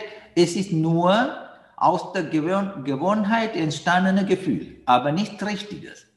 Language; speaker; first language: German; non-native, fluent; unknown